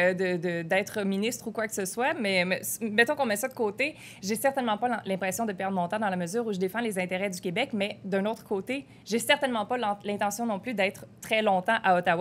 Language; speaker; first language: French; native; French